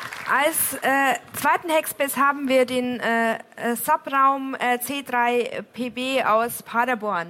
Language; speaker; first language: German; native; German